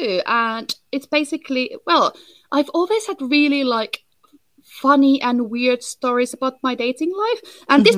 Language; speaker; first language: English; non-native, fluent; Finnish